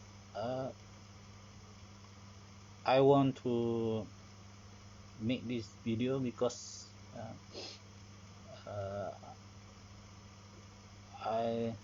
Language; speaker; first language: English; non-native, learner; Malay